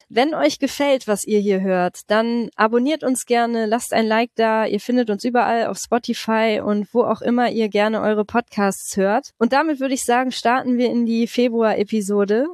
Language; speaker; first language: German; native; German